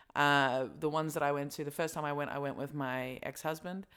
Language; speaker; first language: English; native; English